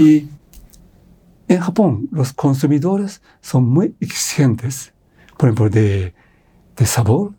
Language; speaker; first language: Spanish; non-native, fluent; Japanese